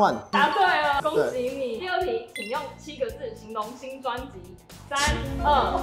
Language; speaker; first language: Chinese; native; Chinese